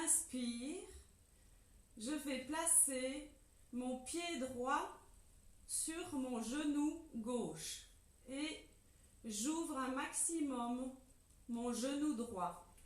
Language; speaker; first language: French; native; French